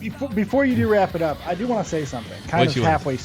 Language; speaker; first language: English; native; English